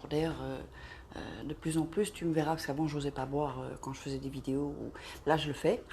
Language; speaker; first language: French; native; French